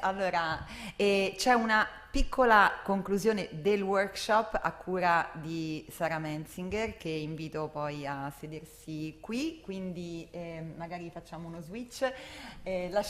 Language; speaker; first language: Italian; native; Italian